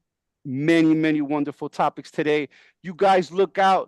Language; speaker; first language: English; native; English